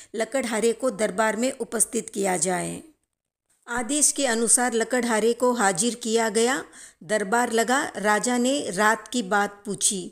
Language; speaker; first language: Hindi; native; Hindi